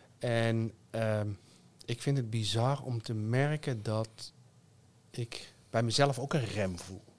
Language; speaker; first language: Dutch; native; Dutch